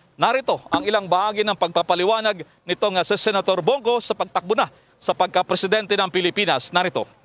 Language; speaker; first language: Filipino; native; Filipino